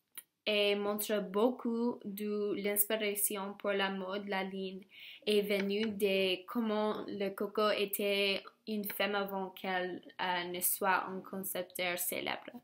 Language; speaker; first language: French; non-native, learner; English